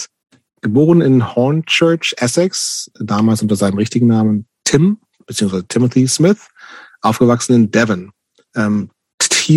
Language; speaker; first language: German; native; German